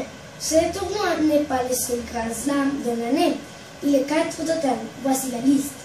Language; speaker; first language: French; non-native, learner; Spanish